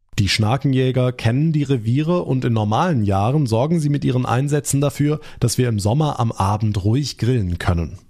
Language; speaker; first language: German; native; German